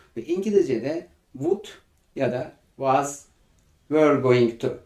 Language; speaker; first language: English; non-native, fluent; Turkish